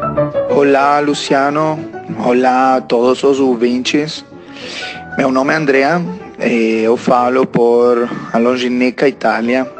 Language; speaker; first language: Portuguese; non-native, learner; Italian